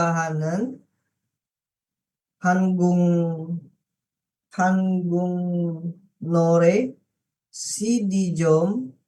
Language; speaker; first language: Korean; non-native, learner; Indonesian